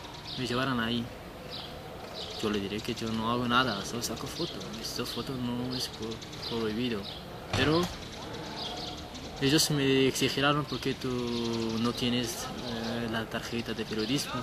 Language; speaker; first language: Spanish; non-native, learner; Persian